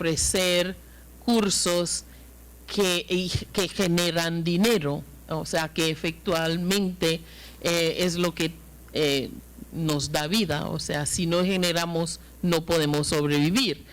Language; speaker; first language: Spanish; non-native, fluent; English